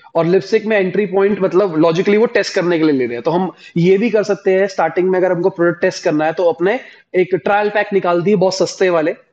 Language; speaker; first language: Hindi; native; Hindi